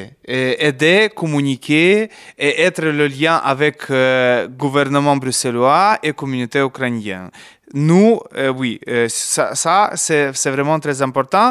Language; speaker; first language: French; non-native, learner; Ukrainian